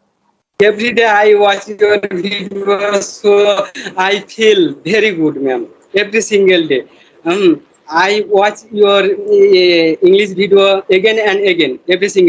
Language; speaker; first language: English; non-native, learner; Bangla